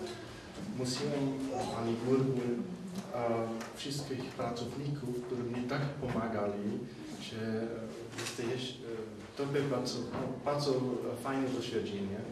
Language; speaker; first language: Polish; non-native, fluent; German